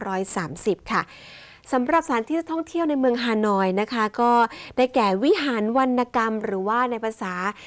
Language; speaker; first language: Thai; native; Thai